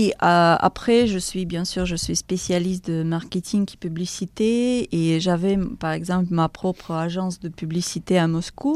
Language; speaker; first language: French; non-native, fluent; Russian